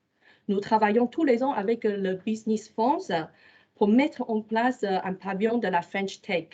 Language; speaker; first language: French; non-native, fluent; Chinese